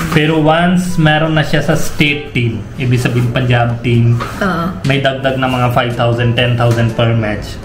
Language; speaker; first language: Filipino; non-native, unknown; Punjabi